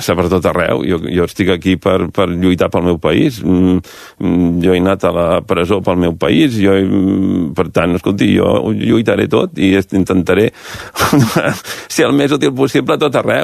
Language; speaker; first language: Catalan; native; Catalan